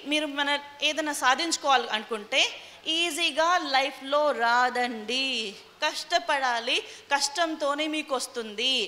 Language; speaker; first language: Telugu; non-native, local second language; Hindi